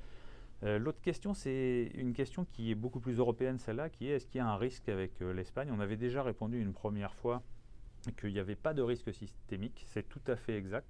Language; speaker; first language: French; native; French